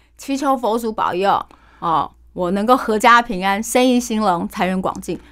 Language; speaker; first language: Chinese; native; Chinese